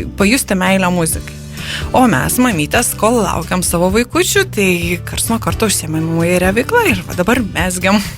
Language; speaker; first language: Lithuanian; native; Lithuanian